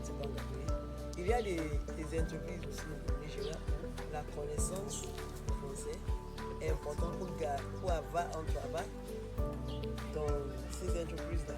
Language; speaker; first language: French; non-native, fluent; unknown